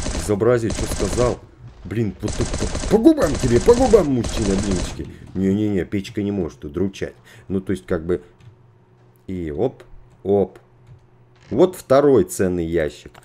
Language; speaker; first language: Russian; native; Russian